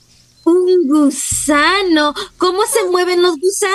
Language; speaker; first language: Spanish; early bilingual, other home language; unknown